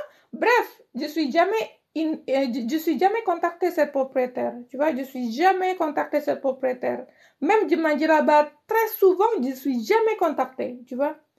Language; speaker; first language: French; non-native, learner; Indonesian